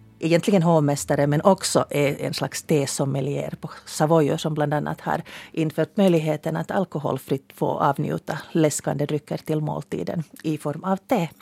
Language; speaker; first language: Swedish; native; Swedish